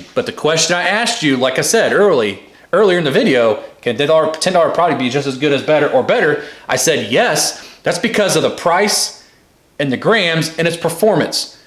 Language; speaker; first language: English; native; English